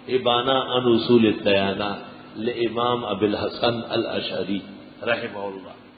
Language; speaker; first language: Urdu; non-native, local second language; Pashto